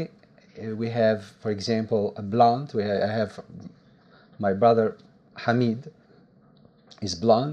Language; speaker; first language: English; non-native, fluent; Arabic